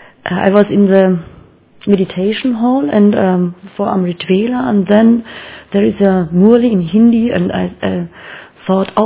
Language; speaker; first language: English; non-native, learner; German